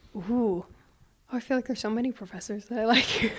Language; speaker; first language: English; native; English